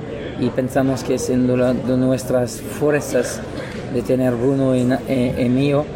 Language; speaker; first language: Spanish; non-native, learner; French